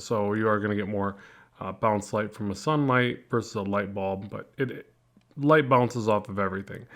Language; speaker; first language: English; native; English